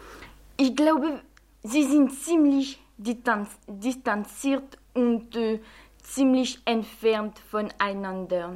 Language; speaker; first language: German; non-native, fluent; French